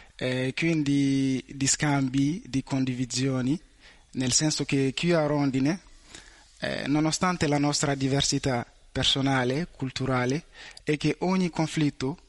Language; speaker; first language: Italian; non-native, fluent; Bambara